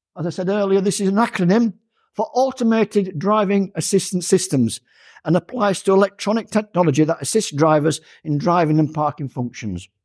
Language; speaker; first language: English; native; English